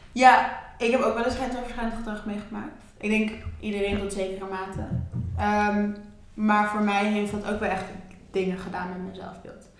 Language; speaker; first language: Dutch; native; Dutch